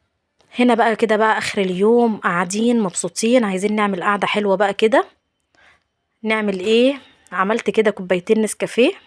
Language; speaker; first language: Arabic; native; Arabic